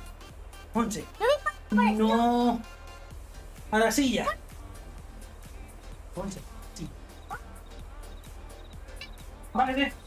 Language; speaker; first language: Spanish; non-native, learner; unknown